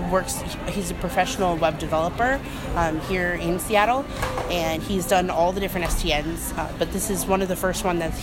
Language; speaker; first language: English; native; English